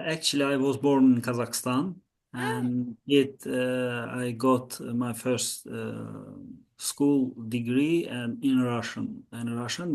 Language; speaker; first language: English; non-native, learner; Azerbaijani